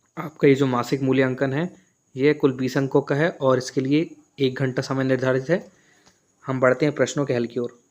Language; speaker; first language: Hindi; native; Hindi